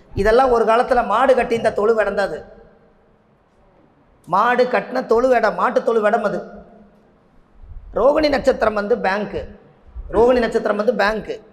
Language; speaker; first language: Tamil; native; Tamil